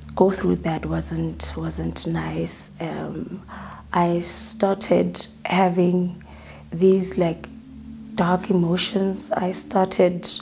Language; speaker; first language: English; non-native, local second language; Southern Sotho